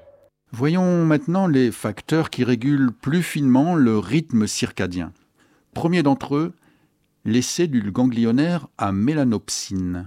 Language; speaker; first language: French; native; French